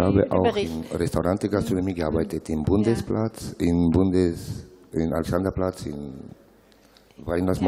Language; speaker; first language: German; non-native, learner; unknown